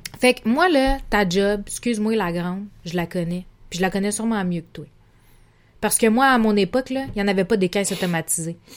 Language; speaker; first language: French; native; French